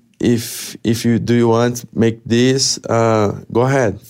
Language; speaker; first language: English; non-native, learner; Portuguese